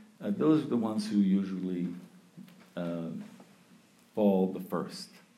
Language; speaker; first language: English; early bilingual, other home language; Ukrainian